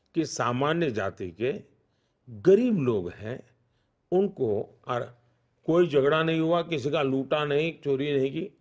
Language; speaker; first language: Hindi; non-native, local second language; Gujarati